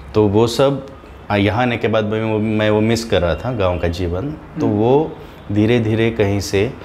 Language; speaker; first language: Hindi; non-native, local second language; Marathi